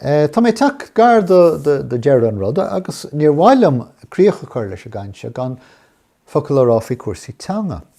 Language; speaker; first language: Irish; non-native, local second language; English